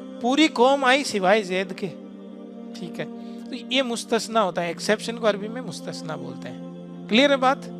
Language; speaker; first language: Urdu; native; Urdu